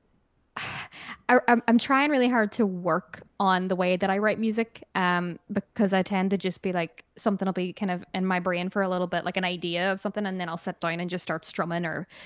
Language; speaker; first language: English; native; English